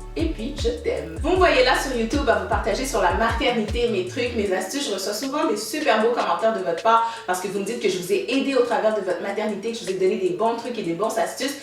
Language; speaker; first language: French; native; French